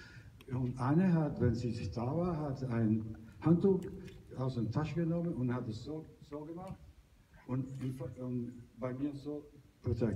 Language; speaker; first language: German; non-native, learner; Italian